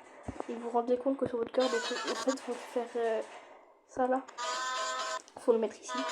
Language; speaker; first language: French; native; French